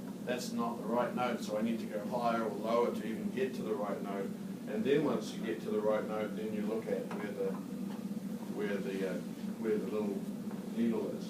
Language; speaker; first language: English; native; English